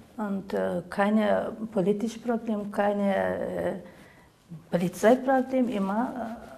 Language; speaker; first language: German; non-native, learner; Azerbaijani